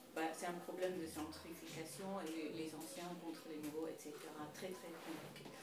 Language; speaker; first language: French; non-native, fluent; Dutch